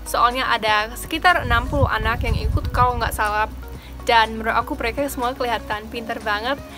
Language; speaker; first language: Indonesian; non-native, fluent; English